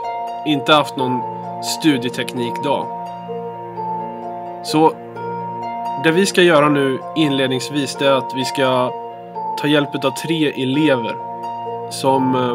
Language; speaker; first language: Swedish; native; Swedish